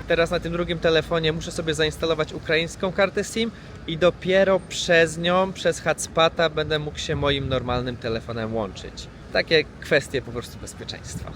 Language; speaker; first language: Polish; native; Polish